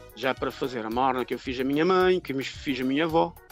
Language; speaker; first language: Portuguese; non-native, local second language; Kabuverdianu